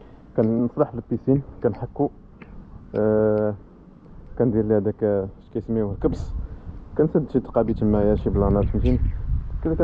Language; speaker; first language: Arabic; native; Arabic